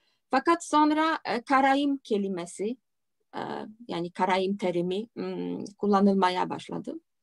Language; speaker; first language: Turkish; non-native, fluent; Polish